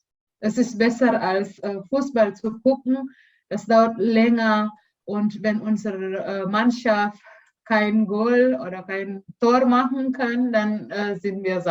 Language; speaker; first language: German; non-native, learner; Indonesian